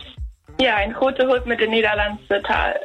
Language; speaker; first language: Dutch; non-native, learner; German